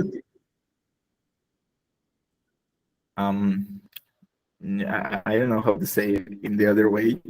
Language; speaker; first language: English; non-native, learner; Spanish